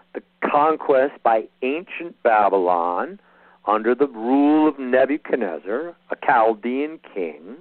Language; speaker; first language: English; native; English